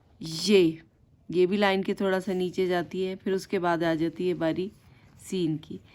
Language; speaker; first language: Urdu; native; Urdu